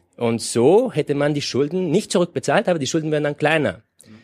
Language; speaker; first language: German; non-native, fluent; Spanish